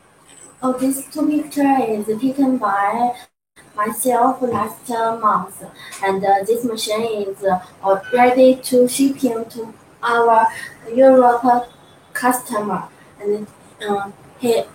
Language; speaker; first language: English; non-native, learner; Chinese